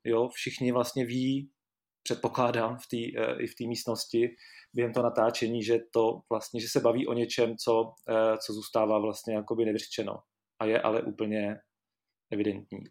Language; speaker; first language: Czech; native; Czech